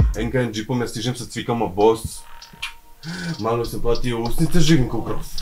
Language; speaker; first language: German; early bilingual, other home language; Serbian